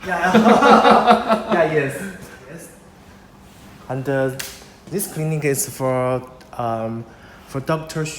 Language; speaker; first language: English; non-native, local second language; Chinese